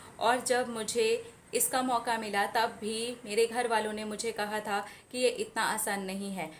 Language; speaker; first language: Hindi; native; Hindi